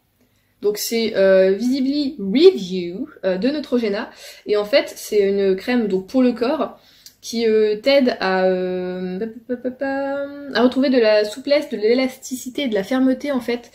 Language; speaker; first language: French; native; French